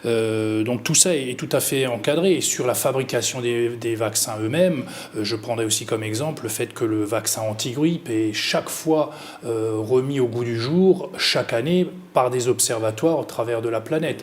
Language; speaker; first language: French; native; French